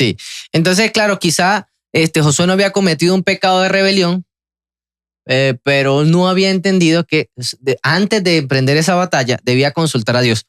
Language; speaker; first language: Spanish; native; Spanish